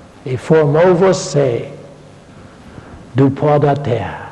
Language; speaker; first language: Portuguese; non-native, fluent; English